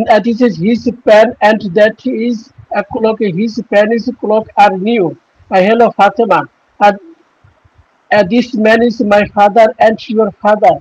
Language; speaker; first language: English; non-native, learner; Bangla